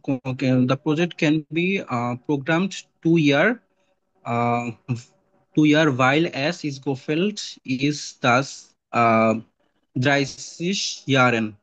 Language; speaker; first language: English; non-native, learner; Bangla